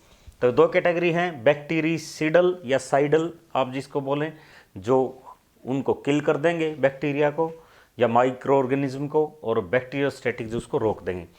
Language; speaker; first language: Hindi; native; Hindi